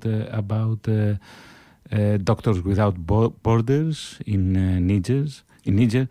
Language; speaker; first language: English; non-native, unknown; Greek